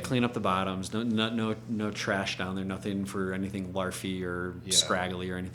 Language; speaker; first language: English; native; English